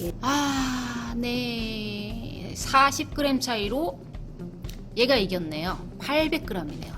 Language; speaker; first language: Korean; native; Korean